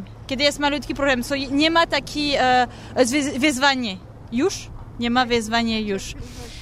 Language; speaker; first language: Polish; non-native, learner; French